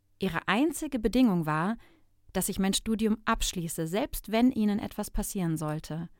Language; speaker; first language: German; non-native, fluent; Turkish